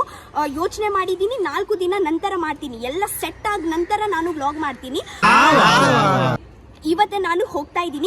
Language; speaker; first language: Kannada; non-native, local second language; Tulu